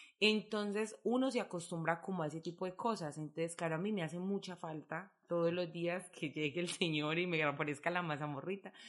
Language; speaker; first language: Spanish; native; Spanish